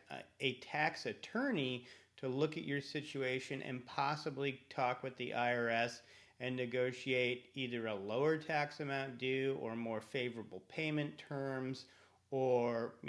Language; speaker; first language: English; native; English